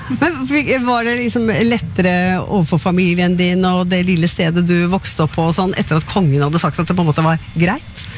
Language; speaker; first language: Norwegian; native; Norwegian